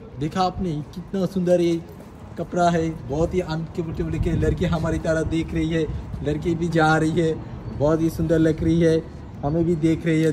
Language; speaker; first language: Hindi; non-native, learner; Bangla